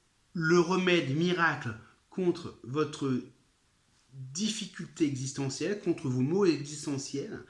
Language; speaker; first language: French; native; French